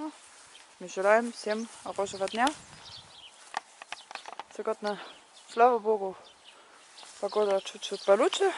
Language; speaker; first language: Russian; non-native, learner; German